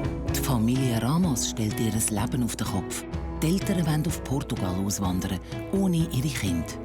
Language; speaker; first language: German; native; German